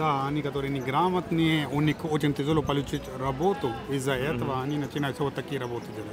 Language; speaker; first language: Russian; non-native, fluent; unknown